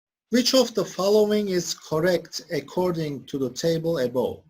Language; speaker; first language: English; non-native, fluent; Turkish